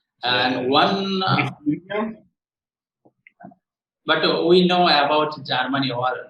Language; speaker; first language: English; non-native, learner; Bangla